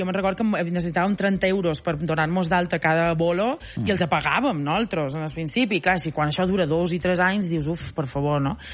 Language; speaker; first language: Catalan; native; Catalan